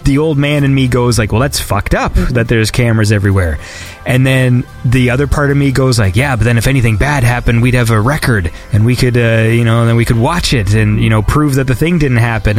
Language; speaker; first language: English; native; English